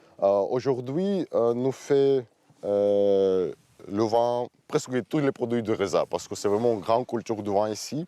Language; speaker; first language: French; non-native, fluent; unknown